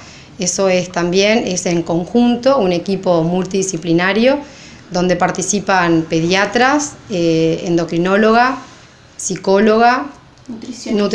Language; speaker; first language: Spanish; native; Spanish